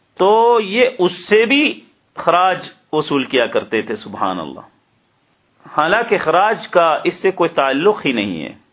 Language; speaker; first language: Urdu; native; Urdu